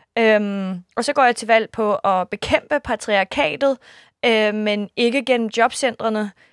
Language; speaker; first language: Danish; early bilingual, other home language; Kurdish